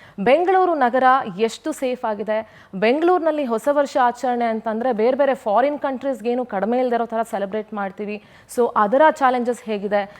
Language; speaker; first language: Kannada; native; Kannada